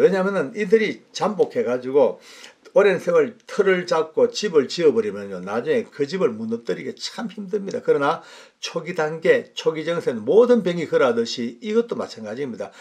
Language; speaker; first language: Korean; native; Korean